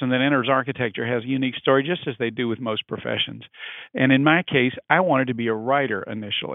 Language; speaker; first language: English; native; English